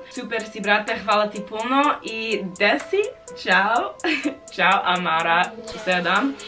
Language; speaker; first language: Bosnian; non-native, learner; English